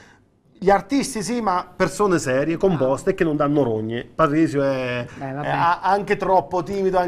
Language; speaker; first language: Italian; native; Italian